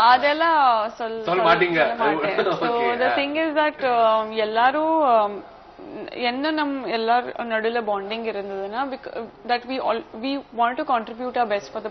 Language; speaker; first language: Tamil; non-native, fluent; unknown